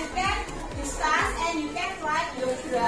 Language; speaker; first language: English; non-native, fluent; Indonesian